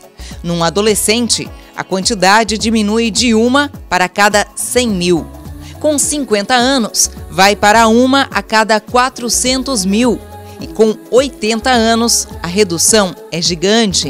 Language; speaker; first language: Portuguese; native; Portuguese